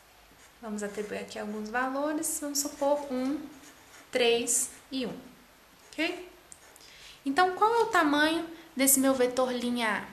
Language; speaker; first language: Portuguese; native; Portuguese